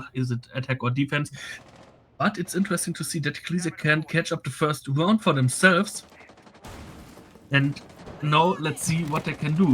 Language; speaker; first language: English; non-native, fluent; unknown